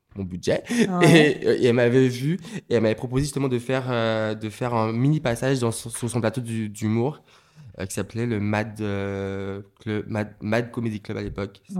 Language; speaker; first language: French; native; French